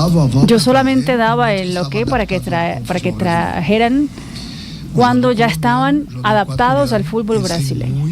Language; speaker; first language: Spanish; non-native, learner; Portuguese